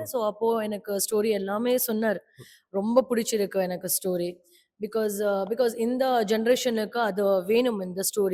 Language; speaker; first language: Tamil; non-native, learner; Malayalam